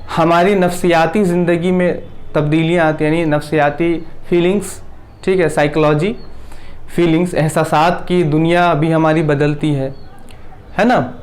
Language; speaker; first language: Urdu; native; Urdu